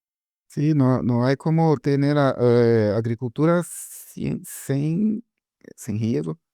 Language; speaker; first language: Spanish; non-native, learner; Portuguese